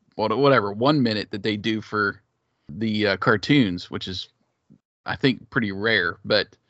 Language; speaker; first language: English; native; English